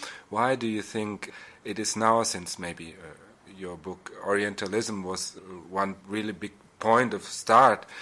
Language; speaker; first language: English; non-native, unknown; German